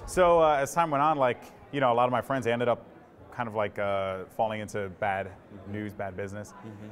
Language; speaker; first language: English; native; English